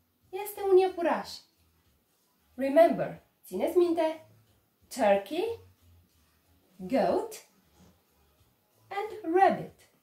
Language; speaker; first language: Romanian; native; Romanian